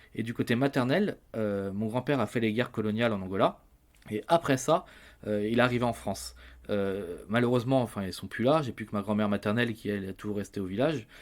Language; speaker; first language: French; native; French